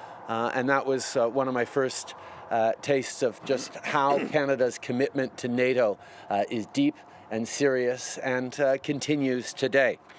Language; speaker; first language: English; native; English